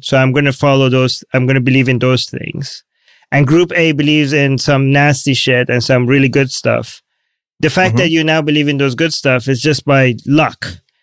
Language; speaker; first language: English; non-native, fluent; Persian